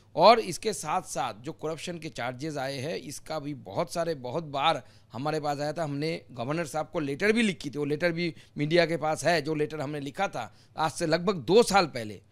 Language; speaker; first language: Hindi; non-native, local second language; Bangla